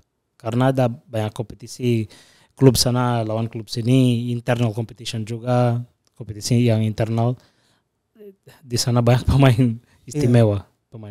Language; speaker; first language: Indonesian; non-native, fluent; Portuguese